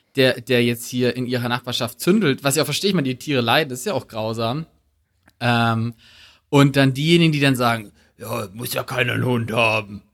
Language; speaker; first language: German; native; German